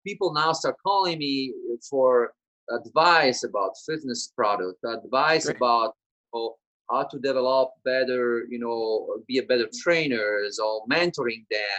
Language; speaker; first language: English; non-native, fluent; Italian